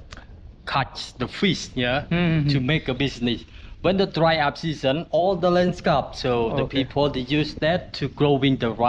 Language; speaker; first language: English; non-native, learner; Khmer